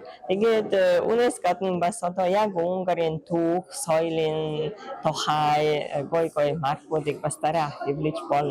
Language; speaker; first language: Mongolian; non-native, fluent; Hungarian